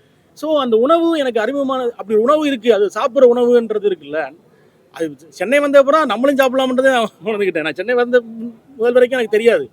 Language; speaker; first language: Tamil; native; Tamil